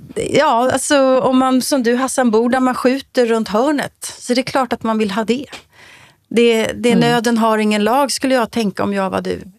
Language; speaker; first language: Swedish; native; Swedish